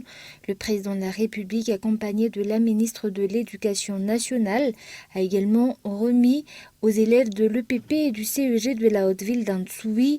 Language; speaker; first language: French; non-native, local second language; Malagasy